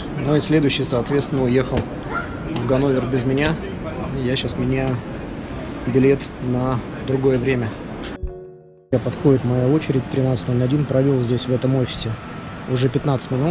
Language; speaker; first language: Russian; native; Russian